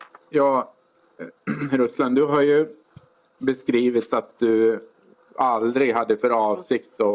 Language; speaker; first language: Swedish; native; Swedish